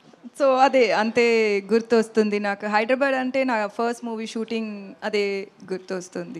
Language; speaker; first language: Telugu; non-native, learner; Tamil